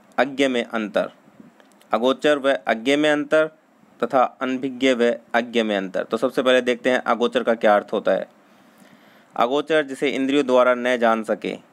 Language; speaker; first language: Hindi; native; Hindi